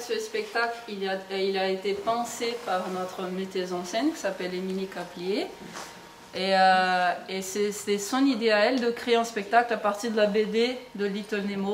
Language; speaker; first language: French; non-native, fluent; Portuguese